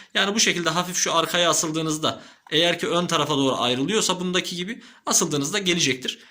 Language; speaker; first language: Turkish; native; Turkish